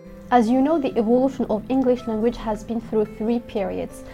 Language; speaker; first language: English; non-native, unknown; Arabic